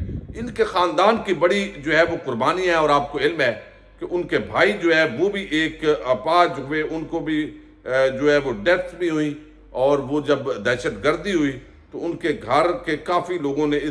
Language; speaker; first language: Urdu; native; Urdu